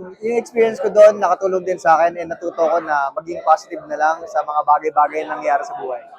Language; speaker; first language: Filipino; native; Filipino